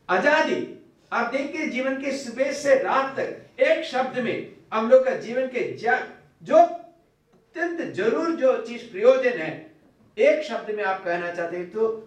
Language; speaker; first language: Hindi; non-native, local second language; Bangla